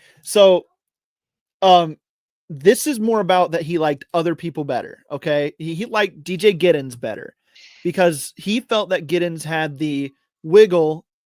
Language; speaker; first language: English; native; English